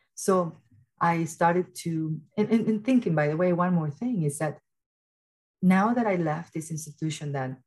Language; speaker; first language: English; early bilingual, other home language; Spanish